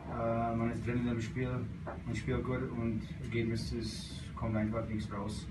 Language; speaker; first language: German; non-native, fluent; English